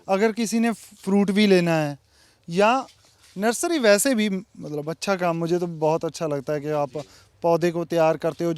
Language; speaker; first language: Hindi; non-native, local second language; Punjabi